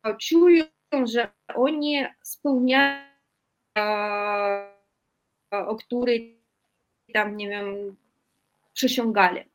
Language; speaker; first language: Polish; non-native, fluent; Russian